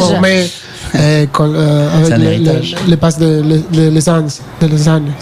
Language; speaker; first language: French; non-native, learner; Spanish